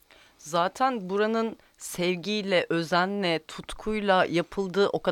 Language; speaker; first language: Turkish; native; Turkish